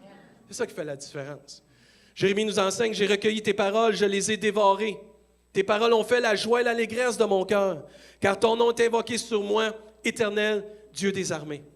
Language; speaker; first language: French; native; French